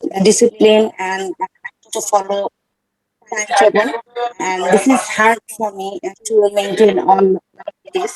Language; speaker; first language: English; non-native, learner; Bangla